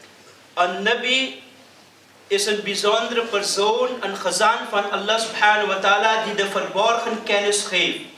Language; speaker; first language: Dutch; early bilingual, other home language; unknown